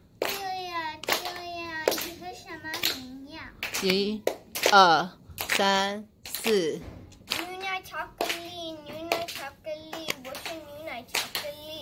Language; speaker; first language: Chinese; non-native, learner; English